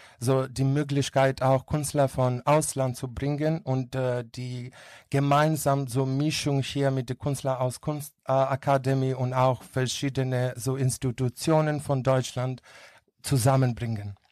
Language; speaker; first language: German; non-native, learner; Greek